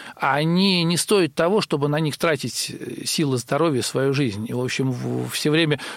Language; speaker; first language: Russian; native; Russian